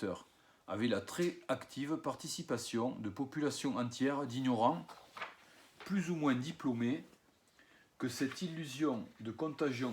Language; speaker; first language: French; native; French